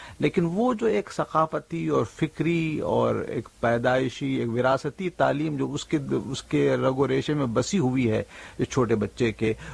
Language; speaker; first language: Urdu; native; Urdu